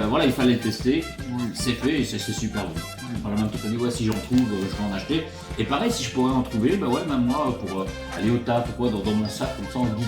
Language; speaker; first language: French; native; French